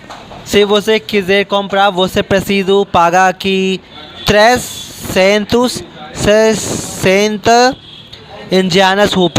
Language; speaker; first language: Portuguese; non-native, learner; Hindi